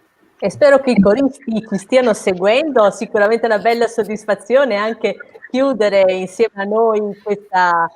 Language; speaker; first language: Italian; native; Italian